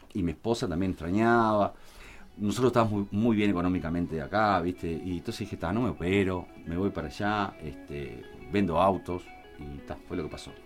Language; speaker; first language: Spanish; native; Spanish